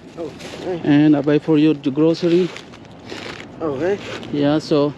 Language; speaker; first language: English; non-native, learner; Filipino